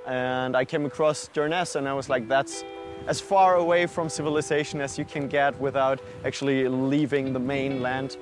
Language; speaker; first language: English; non-native, fluent; German